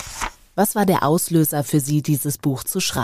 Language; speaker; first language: German; native; German